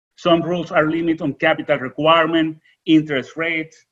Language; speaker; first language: English; non-native, fluent; Spanish